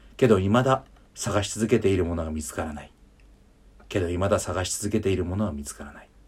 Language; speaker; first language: Japanese; native; Japanese